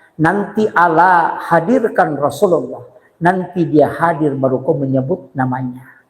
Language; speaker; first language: Indonesian; non-native, local second language; Buginese